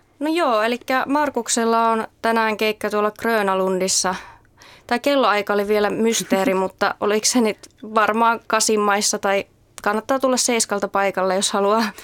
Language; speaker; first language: Finnish; native; Finnish